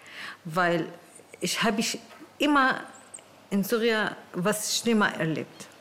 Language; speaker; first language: German; non-native, learner; Arabic